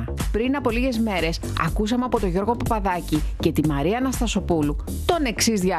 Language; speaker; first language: Greek; native; Greek